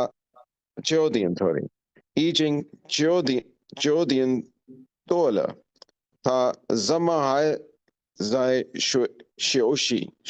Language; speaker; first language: Chinese; non-native, learner; Urdu